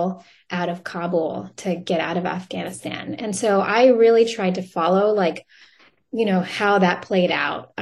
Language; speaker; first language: English; native; English